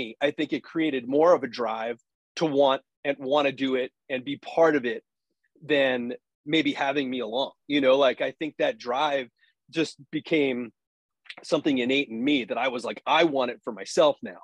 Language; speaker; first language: English; native; English